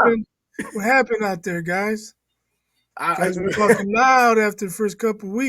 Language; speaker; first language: English; native; English